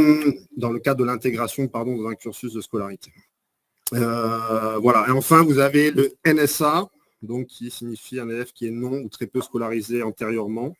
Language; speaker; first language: French; native; French